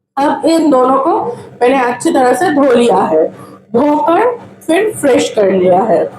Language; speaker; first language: Hindi; non-native, local second language; Bangla